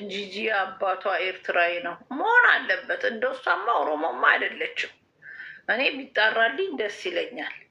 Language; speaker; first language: Amharic; native; Amharic